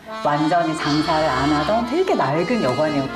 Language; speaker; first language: Korean; native; Korean